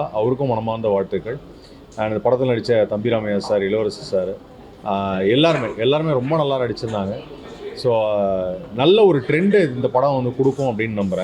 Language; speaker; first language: Tamil; native; Tamil